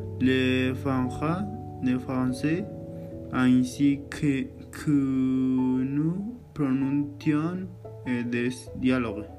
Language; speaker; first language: French; non-native, learner; Spanish